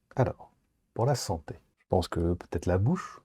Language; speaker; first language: French; native; French